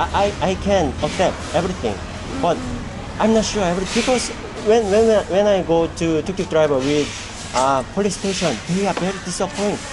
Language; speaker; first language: English; non-native, learner; Korean